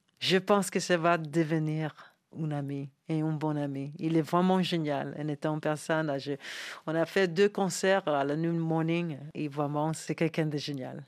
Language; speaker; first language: French; non-native, fluent; English